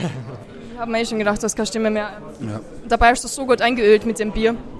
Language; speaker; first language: German; native; German